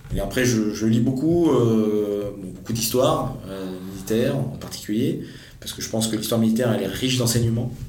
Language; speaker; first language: French; native; French